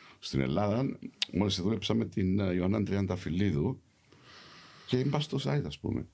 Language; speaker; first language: Greek; early bilingual, heritage; Greek